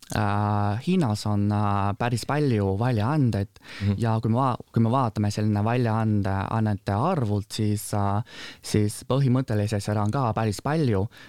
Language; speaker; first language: Estonian; non-native, fluent; Chinese